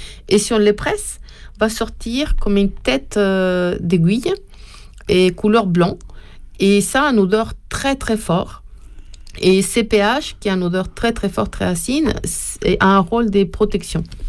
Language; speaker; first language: French; non-native, fluent; Spanish